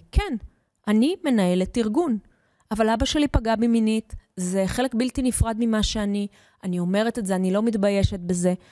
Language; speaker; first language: Hebrew; early bilingual, heritage; Hebrew